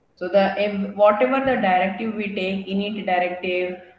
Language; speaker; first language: English; non-native, local second language; Kannada